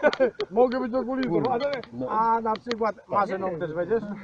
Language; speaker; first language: Polish; non-native, learner; Slovenian